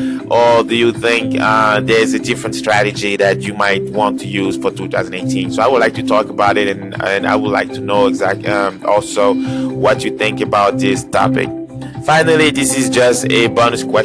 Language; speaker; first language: English; non-native, local second language; French